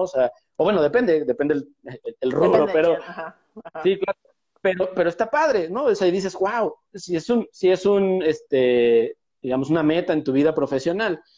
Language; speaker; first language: Spanish; native; Spanish